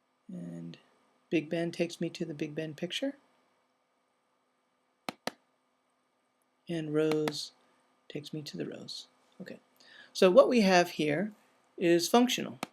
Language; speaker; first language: English; native; English